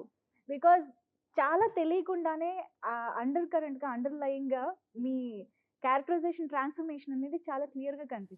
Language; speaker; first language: Telugu; native; Telugu